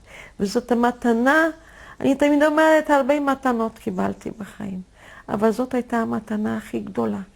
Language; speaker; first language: Hebrew; non-native, fluent; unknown